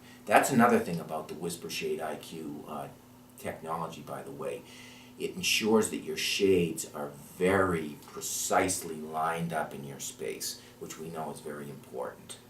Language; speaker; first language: English; native; English